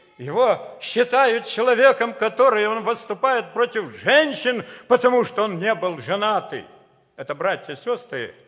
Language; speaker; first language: Russian; native; Russian